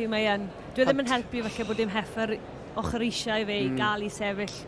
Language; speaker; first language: Welsh; native; Welsh